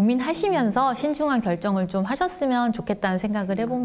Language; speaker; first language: Korean; native; Korean